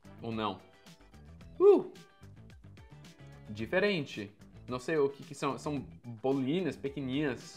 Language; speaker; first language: Portuguese; non-native, fluent; English